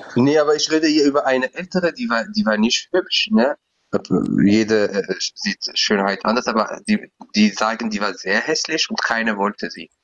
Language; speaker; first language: German; non-native, fluent; Berber languages